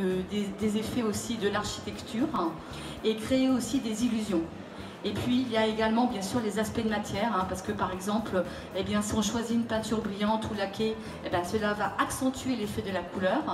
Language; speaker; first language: French; native; French